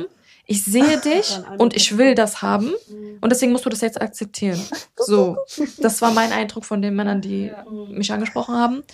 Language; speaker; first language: German; early bilingual, other home language; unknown